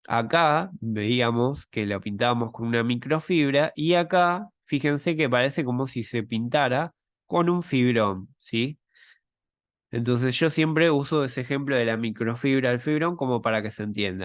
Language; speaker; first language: Spanish; native; Spanish